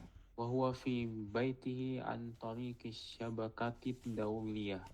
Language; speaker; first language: Arabic; non-native, learner; Indonesian